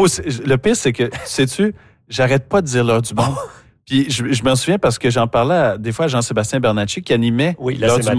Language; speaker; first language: French; native; French